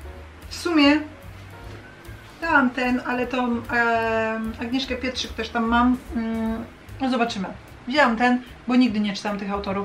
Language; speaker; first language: Polish; native; Polish